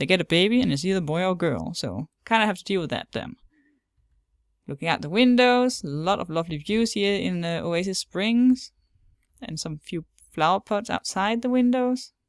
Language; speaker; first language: English; non-native, fluent; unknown